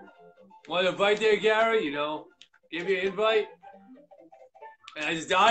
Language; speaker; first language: English; native; English